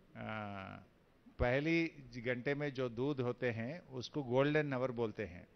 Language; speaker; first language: Hindi; non-native, local second language; Telugu